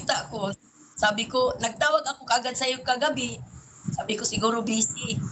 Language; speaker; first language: Filipino; non-native, local second language; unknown